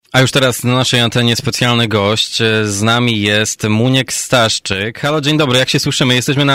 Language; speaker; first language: Polish; native; Polish